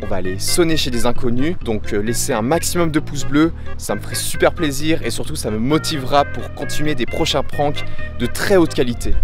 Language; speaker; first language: French; native; French